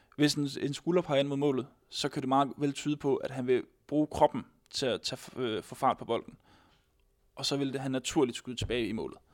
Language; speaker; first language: Danish; native; Danish